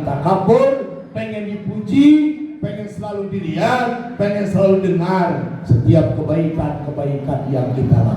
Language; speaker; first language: Indonesian; native; Indonesian